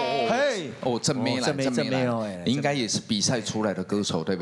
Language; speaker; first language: Chinese; native; Chinese